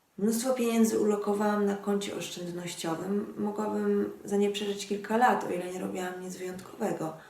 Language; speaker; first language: Polish; native; Polish